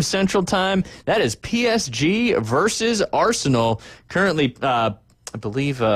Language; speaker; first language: English; native; English